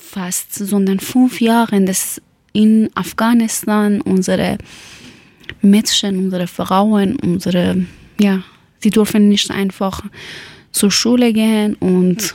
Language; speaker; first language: German; non-native, local second language; Persian